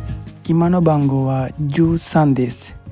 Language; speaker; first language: Japanese; non-native, fluent; Sinhala